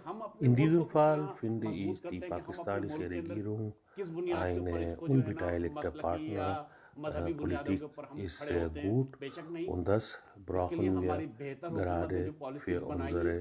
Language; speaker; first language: German; non-native, learner; Urdu